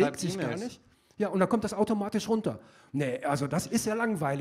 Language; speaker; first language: German; native; German